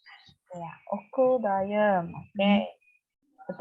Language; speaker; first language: Turkish; non-native, fluent; Indonesian